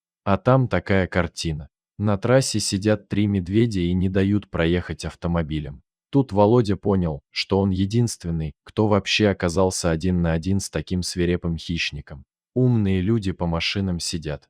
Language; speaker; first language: Russian; native; Russian